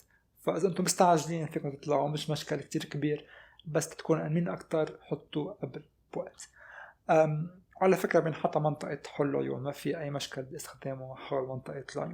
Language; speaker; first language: Arabic; native; Arabic